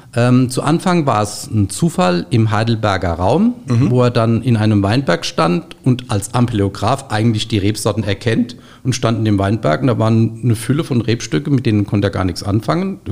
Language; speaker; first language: German; native; German